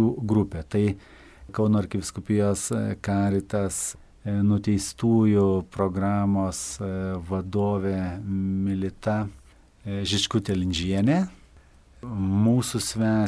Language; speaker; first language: Lithuanian; native; Lithuanian